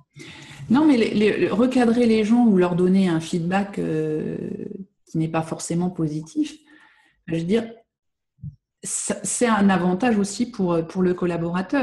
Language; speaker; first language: French; native; French